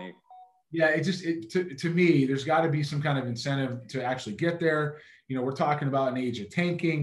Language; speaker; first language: English; native; English